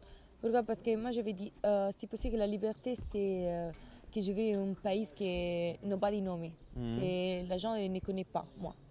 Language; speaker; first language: French; non-native, learner; Italian